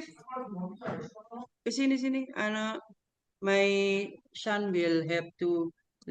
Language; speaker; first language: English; non-native, learner; Indonesian